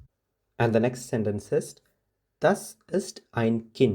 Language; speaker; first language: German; non-native, fluent; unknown